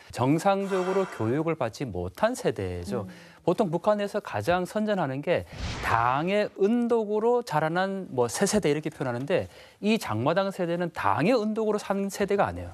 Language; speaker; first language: Korean; native; Korean